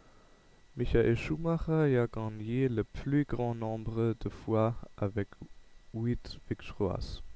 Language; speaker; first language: French; non-native, learner; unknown